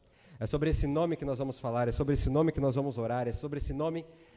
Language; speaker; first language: Portuguese; native; Portuguese